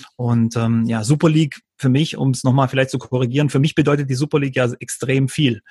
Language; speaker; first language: German; early bilingual, other home language; Croatian